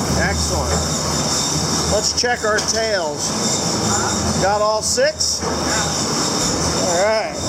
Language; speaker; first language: English; native; English